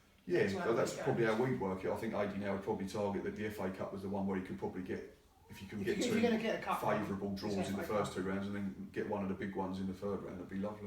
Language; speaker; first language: English; native; English